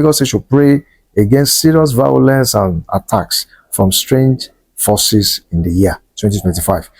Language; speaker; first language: English; non-native, local second language; Yoruba